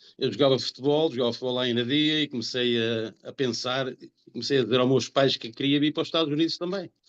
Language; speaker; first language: Portuguese; native; Portuguese